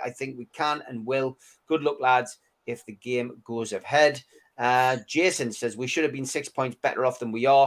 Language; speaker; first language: English; native; English